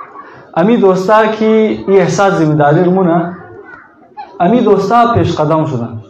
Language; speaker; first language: Persian; native; Persian